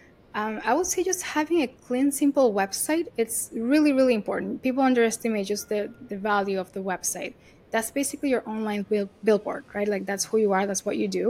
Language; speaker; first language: English; non-native, fluent; Spanish